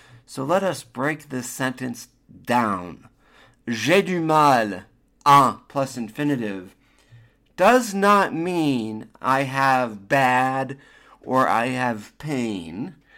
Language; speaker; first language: English; native; English